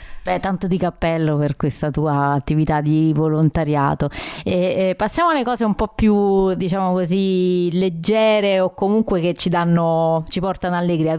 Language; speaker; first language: Italian; native; Italian